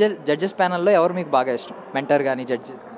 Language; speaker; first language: Telugu; native; Telugu